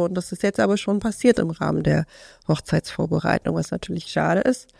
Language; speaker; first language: German; native; German